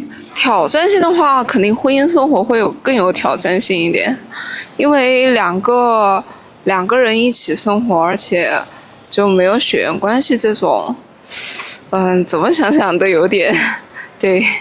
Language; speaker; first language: Chinese; early bilingual, heritage; Chinese